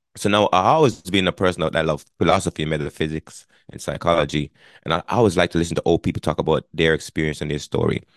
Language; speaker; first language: English; non-native, local second language; Jamaican Creole English